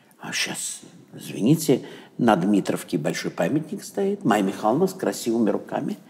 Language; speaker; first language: Russian; native; Russian